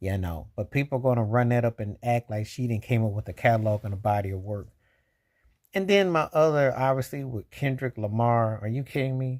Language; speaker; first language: English; native; English